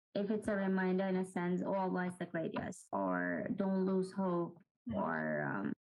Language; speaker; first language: English; non-native, local second language; Urdu